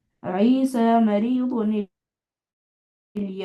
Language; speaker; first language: Arabic; non-native, learner; Albanian